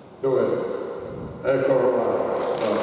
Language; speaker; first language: Italian; native; Italian